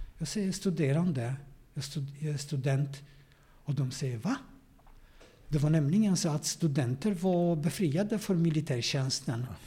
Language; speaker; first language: Swedish; non-native, fluent; Polish